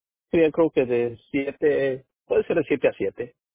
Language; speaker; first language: Spanish; native; Spanish